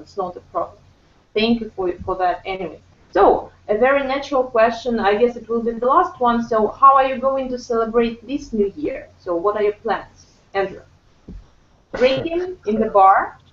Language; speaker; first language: English; non-native, fluent; Russian